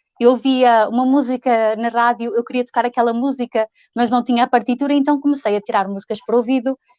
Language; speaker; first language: Portuguese; native; Portuguese